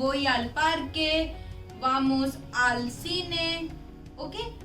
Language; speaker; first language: Spanish; non-native, fluent; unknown